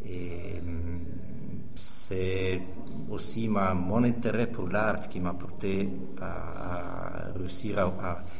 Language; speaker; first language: French; non-native, fluent; Italian